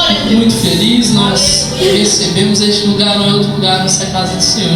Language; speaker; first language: Portuguese; native; Portuguese